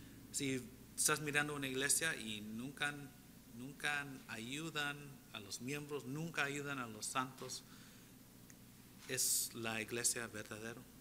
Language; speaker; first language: Spanish; early bilingual, heritage; English